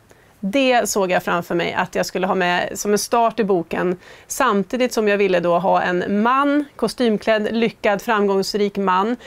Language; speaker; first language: Swedish; native; Swedish